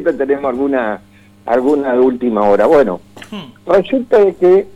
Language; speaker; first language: Spanish; native; Spanish